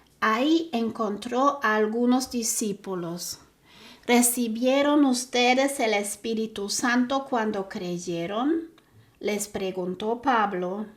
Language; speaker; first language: Spanish; non-native, fluent; German